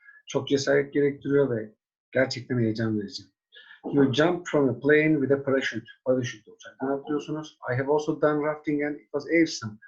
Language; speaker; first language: English; non-native, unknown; Turkish